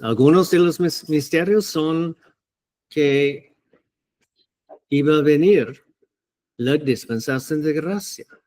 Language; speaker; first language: Spanish; non-native, fluent; English